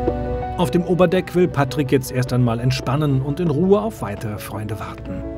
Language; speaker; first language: German; native; German